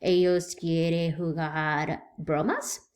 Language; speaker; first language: Spanish; non-native, learner; English